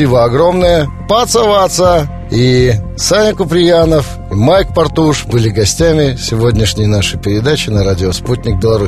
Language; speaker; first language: Russian; native; Russian